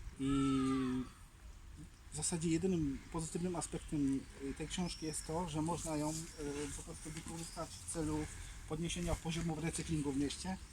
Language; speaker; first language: Polish; native; Polish